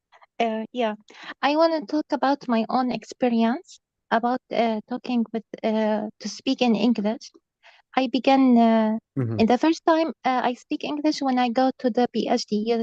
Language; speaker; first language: English; non-native, learner; Arabic